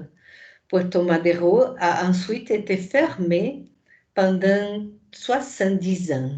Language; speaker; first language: French; non-native, fluent; Portuguese